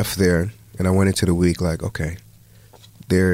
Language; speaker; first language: English; native; English